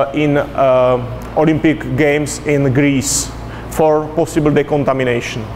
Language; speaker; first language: English; non-native, fluent; Czech